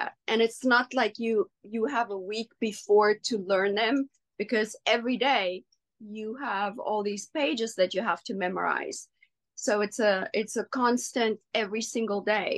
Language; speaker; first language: English; non-native, local second language; Afrikaans